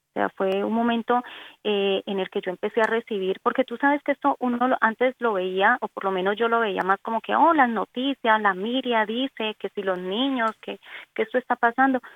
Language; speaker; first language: Spanish; native; Spanish